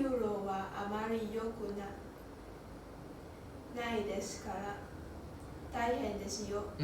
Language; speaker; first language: Japanese; non-native, learner; English